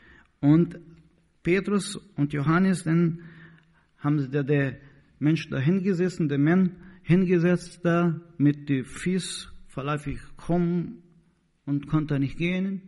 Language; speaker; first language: German; non-native, learner; Portuguese